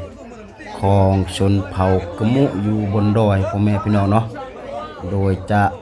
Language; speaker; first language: Thai; non-native, local second language; Lao